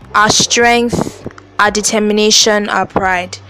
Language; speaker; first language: English; non-native, local second language; Yoruba